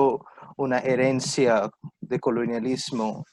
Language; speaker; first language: Spanish; non-native, fluent; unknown